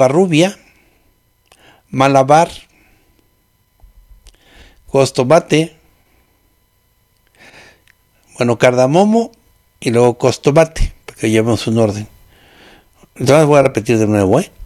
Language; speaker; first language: Spanish; native; Spanish